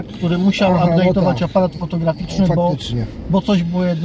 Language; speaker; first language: Polish; native; Polish